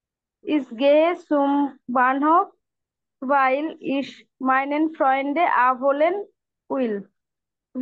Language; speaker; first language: German; non-native, learner; Bangla